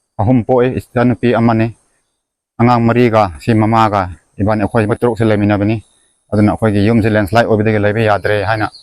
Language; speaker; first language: Manipuri; non-native, local second language; Rongmei Naga